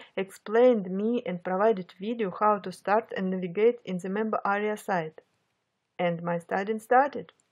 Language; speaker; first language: English; non-native, fluent; Russian